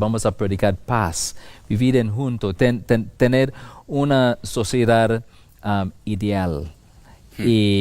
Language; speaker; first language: Spanish; non-native, fluent; English